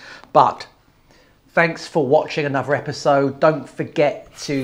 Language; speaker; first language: English; native; English